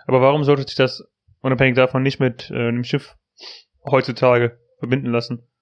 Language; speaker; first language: German; native; German